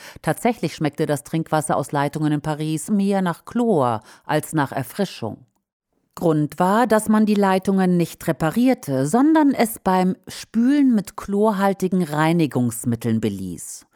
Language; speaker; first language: German; native; German